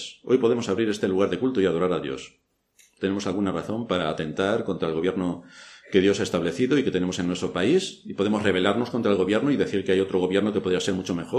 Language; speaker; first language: Spanish; native; Spanish